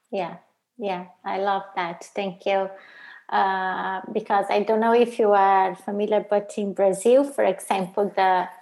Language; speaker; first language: English; non-native, fluent; Portuguese